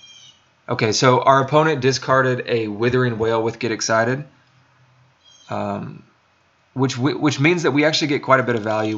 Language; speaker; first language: English; native; English